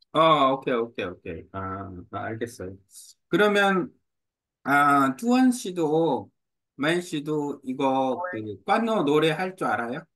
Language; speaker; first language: Korean; native; Korean